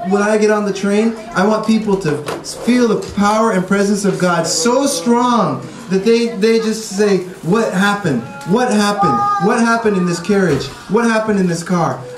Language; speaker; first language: English; native; English